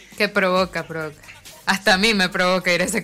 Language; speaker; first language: Spanish; native; Spanish